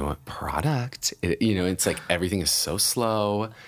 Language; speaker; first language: English; native; English